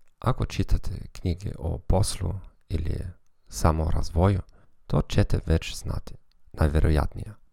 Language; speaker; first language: Croatian; non-native, fluent; German